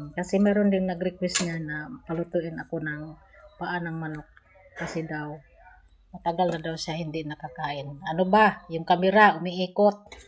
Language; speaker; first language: Filipino; non-native, local second language; Cebuano